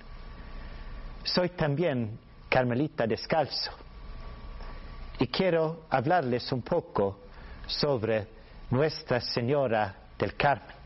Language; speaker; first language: Spanish; non-native, learner; Swedish